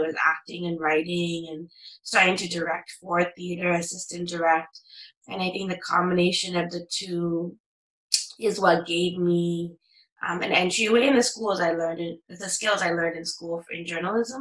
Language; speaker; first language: English; native; English